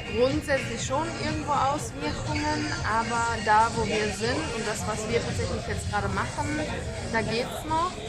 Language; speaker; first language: German; native; German